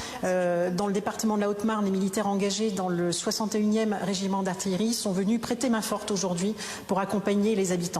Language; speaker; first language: French; native; French